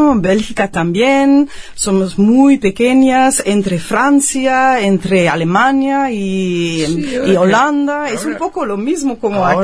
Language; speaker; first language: Spanish; non-native, fluent; Dutch